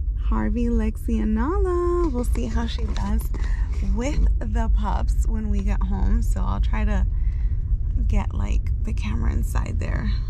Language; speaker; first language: English; early bilingual, other home language; Spanish